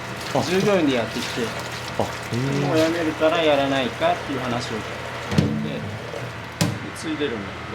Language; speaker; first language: Japanese; native; Japanese